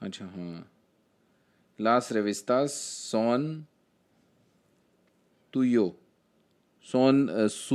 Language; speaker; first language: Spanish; non-native, learner; Hindi